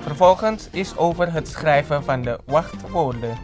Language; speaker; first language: Dutch; non-native, fluent; Indonesian